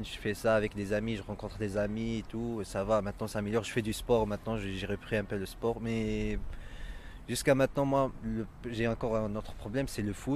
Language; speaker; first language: French; non-native, local second language; Arabic